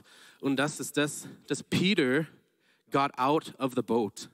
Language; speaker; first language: German; non-native, fluent; English